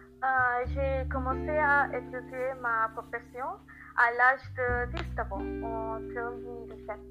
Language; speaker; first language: French; non-native, learner; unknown